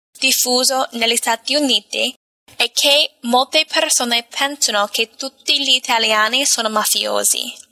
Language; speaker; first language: Italian; non-native, fluent; English